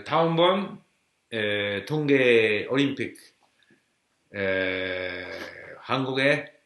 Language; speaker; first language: Korean; non-native, learner; English